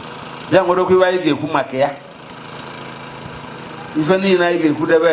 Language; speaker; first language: Igbo; native; Igbo